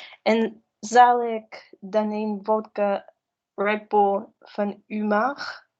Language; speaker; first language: Dutch; non-native, learner; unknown